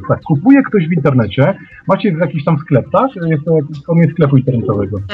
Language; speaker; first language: Polish; native; Polish